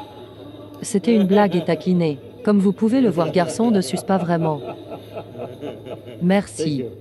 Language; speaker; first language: French; non-native, learner; Tibetan